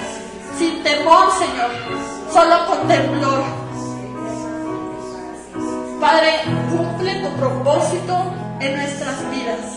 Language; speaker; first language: Spanish; native; Spanish